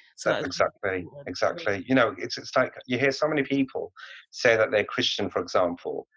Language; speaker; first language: English; native; English